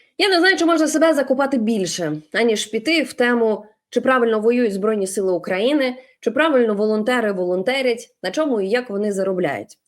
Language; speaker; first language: Ukrainian; non-native, local second language; Russian